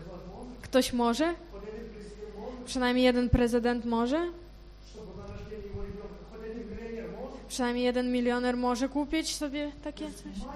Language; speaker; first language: Polish; non-native, fluent; Ukrainian